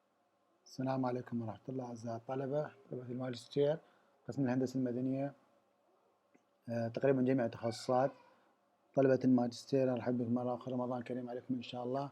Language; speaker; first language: Arabic; native; Arabic